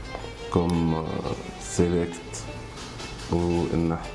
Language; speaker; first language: French; non-native, local second language; Arabic